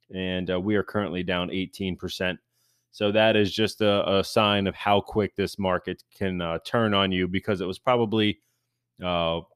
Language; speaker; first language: English; native; English